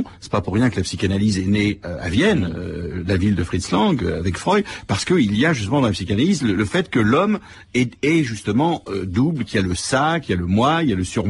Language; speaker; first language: French; native; French